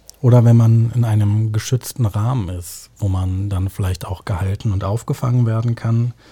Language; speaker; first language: German; native; German